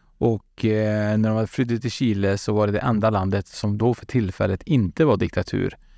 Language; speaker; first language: Swedish; early bilingual, other home language; Spanish